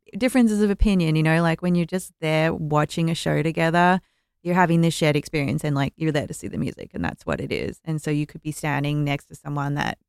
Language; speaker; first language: English; native; English